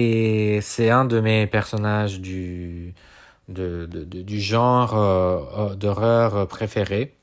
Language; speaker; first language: French; non-native, fluent; Italian